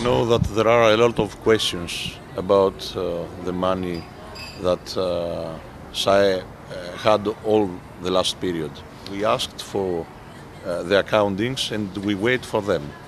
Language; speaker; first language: English; non-native, fluent; Greek